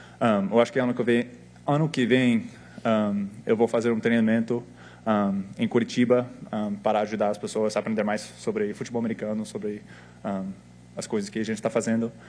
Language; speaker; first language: Portuguese; non-native, fluent; English